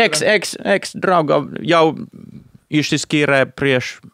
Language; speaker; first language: Lithuanian; non-native, learner; Finnish